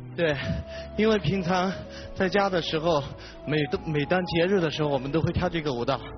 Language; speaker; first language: Chinese; native; Chinese